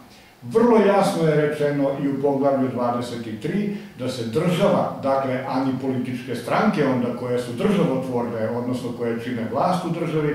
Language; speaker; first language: Serbian; native; Serbian